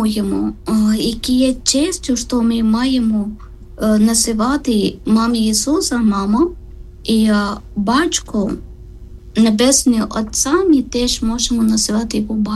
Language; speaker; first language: Ukrainian; non-native, learner; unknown